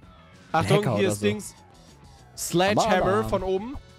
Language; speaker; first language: German; native; German